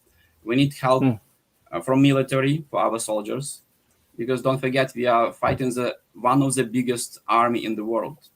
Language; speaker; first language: English; non-native, fluent; Ukrainian